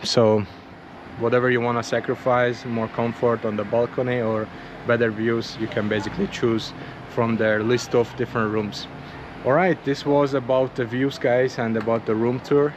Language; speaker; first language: English; non-native, fluent; Azerbaijani